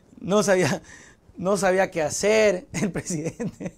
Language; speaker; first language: Spanish; native; Spanish